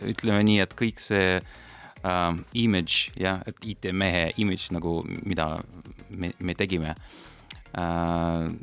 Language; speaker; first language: Estonian; non-native, local second language; Russian